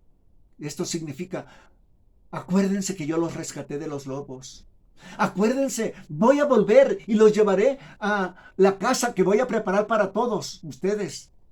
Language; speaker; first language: Spanish; native; Spanish